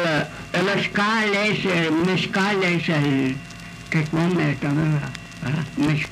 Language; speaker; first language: Spanish; non-native, local second language; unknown